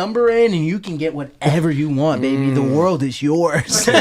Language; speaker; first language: English; native; English